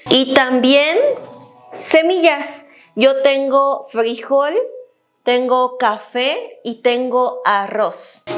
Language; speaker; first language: Spanish; native; Spanish